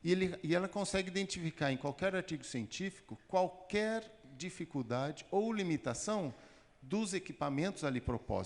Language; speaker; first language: Portuguese; native; Portuguese